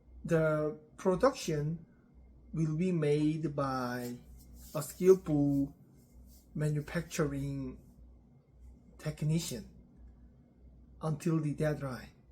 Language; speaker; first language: English; non-native, learner; Korean